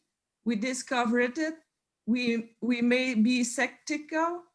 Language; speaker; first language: English; non-native, learner; French